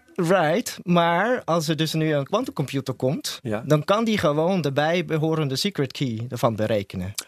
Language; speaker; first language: Dutch; non-native, fluent; Swiss German